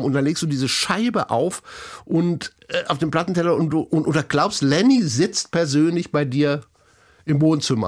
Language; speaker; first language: German; native; German